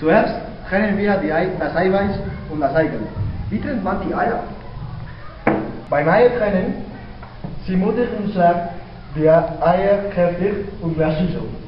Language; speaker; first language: German; non-native, learner; Spanish